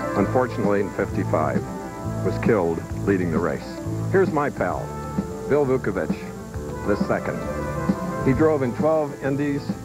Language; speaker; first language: English; native; English